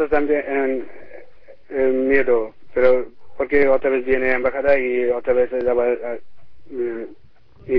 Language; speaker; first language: Spanish; non-native, learner; Bangla